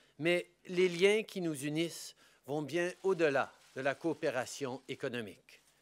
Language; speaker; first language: French; native; French